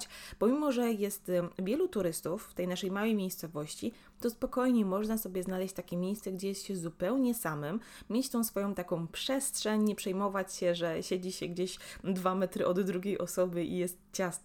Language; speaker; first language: Polish; native; Polish